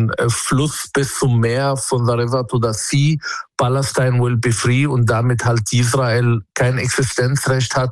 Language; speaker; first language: German; non-native, fluent; Arabic